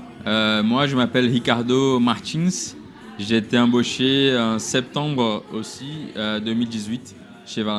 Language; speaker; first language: French; non-native, fluent; Portuguese